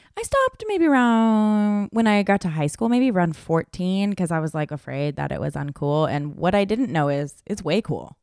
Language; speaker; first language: English; native; English